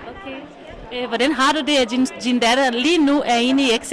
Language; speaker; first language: Danish; native; Danish